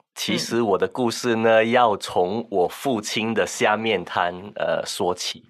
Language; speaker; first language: Chinese; non-native, local second language; Min Nan Chinese